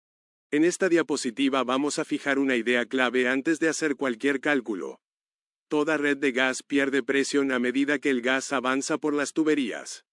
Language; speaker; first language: Spanish; native; Spanish